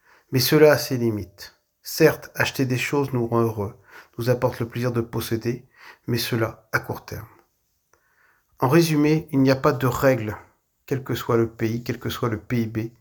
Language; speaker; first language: French; native; French